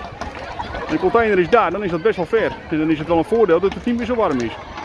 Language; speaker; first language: Dutch; native; Dutch